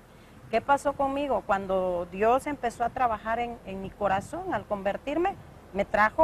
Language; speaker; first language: Spanish; native; Spanish